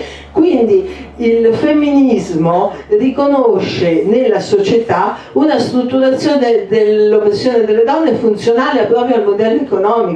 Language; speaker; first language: Italian; native; Italian